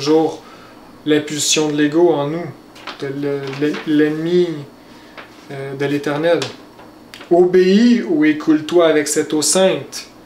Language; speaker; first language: French; native; French